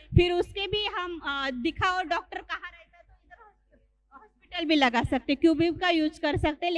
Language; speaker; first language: Hindi; non-native, local second language; Marathi